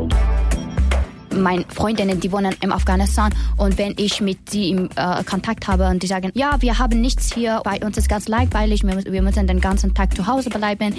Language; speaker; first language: German; non-native, learner; Persian